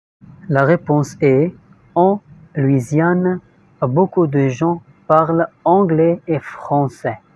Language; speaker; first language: French; non-native, fluent; Arabic